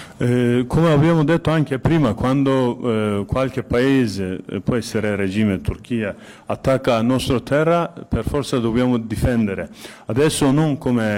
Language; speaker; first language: Italian; non-native, fluent; Kurdish